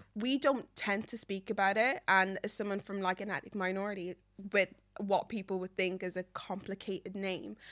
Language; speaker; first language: English; native; English